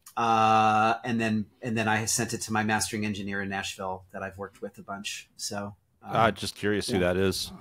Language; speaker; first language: English; native; English